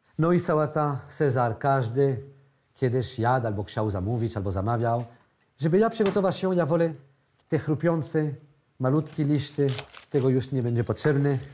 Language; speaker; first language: Polish; non-native, learner; French